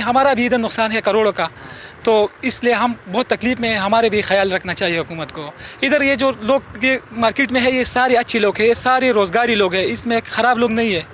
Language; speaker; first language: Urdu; non-native, fluent; Pashto